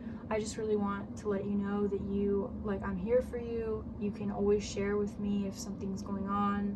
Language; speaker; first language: English; native; English